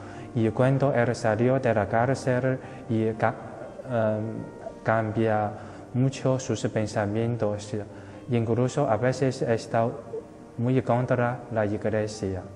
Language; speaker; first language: Spanish; non-native, fluent; Chinese